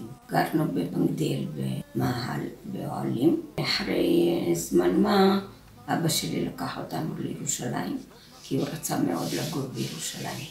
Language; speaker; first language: Hebrew; early bilingual, other home language; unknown